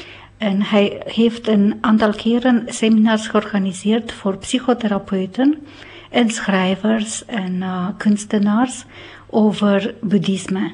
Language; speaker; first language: Dutch; non-native, fluent; Romanian